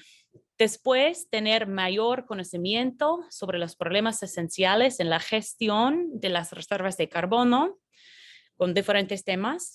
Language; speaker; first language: Spanish; non-native, fluent; English